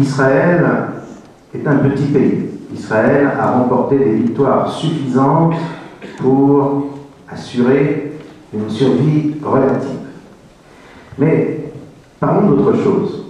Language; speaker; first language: French; native; French